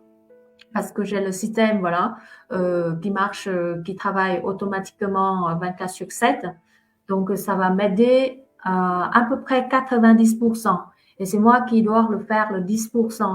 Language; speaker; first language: French; non-native, fluent; Vietnamese